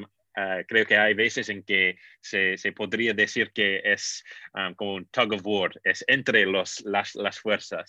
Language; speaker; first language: Spanish; non-native, fluent; English